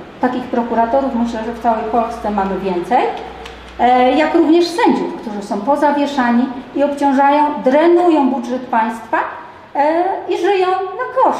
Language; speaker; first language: Polish; native; Polish